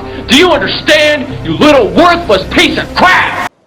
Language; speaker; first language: English; native; English